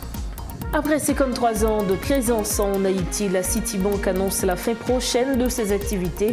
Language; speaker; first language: French; non-native, local second language; Haitian Creole